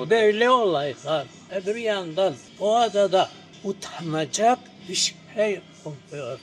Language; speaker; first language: Turkish; non-native, local second language; Greek